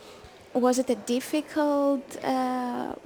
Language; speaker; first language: English; non-native, fluent; Greek